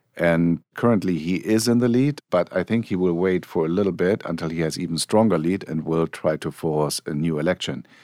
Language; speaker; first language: English; non-native, fluent; German